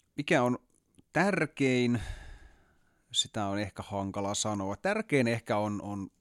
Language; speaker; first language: Finnish; native; Finnish